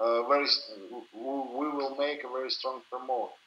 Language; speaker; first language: English; non-native, learner; Russian